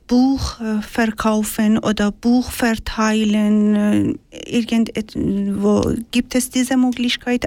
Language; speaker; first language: German; non-native, learner; Persian